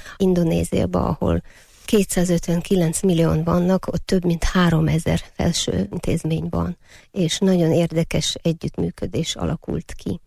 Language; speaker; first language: Hungarian; non-native, fluent; Uyghur